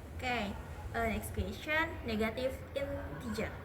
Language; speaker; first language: English; non-native, learner; Indonesian